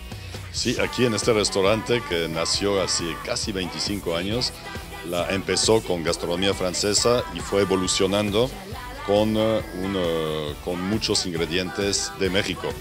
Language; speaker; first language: Spanish; non-native, fluent; French